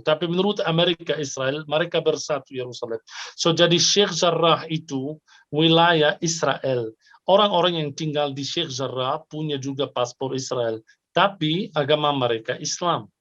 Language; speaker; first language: Indonesian; non-native, fluent; Arabic